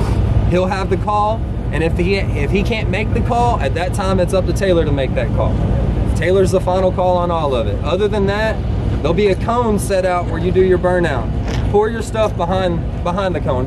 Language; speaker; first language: English; native; English